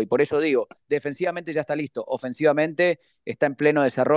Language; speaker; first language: Spanish; native; Spanish